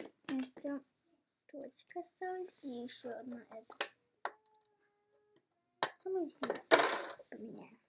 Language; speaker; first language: Russian; early bilingual, heritage; Russian